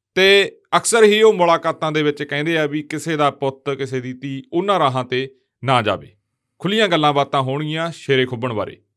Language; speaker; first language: Punjabi; native; Punjabi